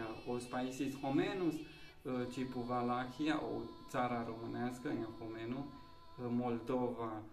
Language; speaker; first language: Portuguese; non-native, fluent; Romanian